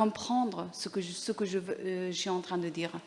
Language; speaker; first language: French; non-native, learner; Persian